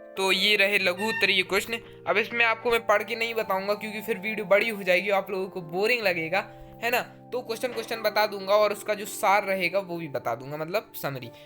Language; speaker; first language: Hindi; native; Hindi